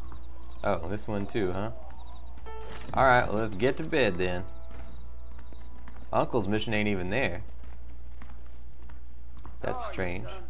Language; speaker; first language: English; native; English